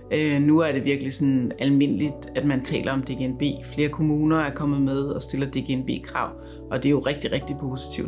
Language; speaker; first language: Danish; native; Danish